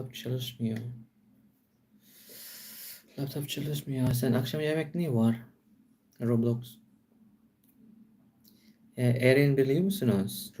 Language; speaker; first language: Turkish; non-native, learner; Filipino